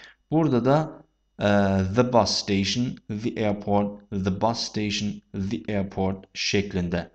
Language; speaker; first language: English; non-native, fluent; Turkish